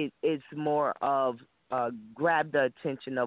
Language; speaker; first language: English; native; English